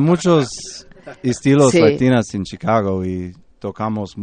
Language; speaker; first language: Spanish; non-native, learner; English